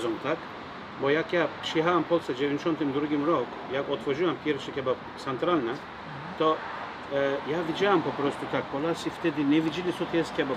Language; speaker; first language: Polish; non-native, learner; Turkish